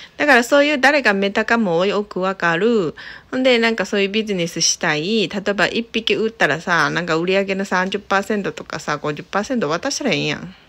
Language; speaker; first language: Japanese; non-native, fluent; Chinese